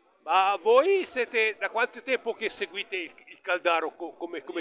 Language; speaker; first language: Italian; native; Italian